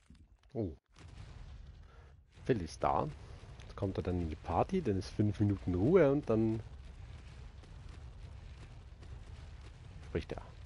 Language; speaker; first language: German; native; German